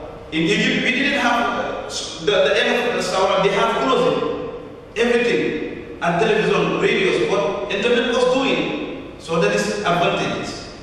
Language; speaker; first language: English; non-native, learner; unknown